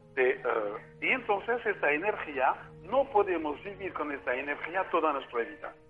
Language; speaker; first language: Spanish; non-native, fluent; French